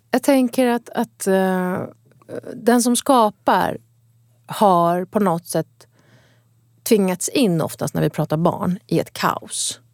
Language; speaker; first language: Swedish; early bilingual, other home language; Kurdish